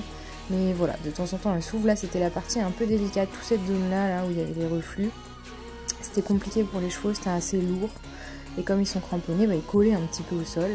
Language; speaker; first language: French; native; French